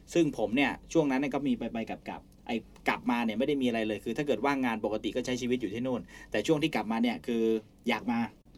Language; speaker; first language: Thai; native; Thai